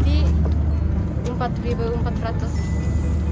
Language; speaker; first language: Indonesian; non-native, fluent; Japanese